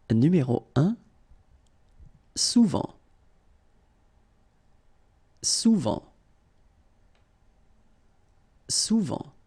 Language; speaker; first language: French; native; French